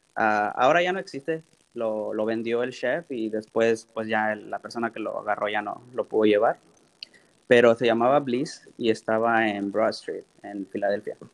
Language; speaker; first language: Spanish; native; Spanish